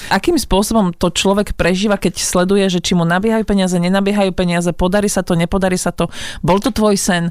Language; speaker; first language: Slovak; native; Slovak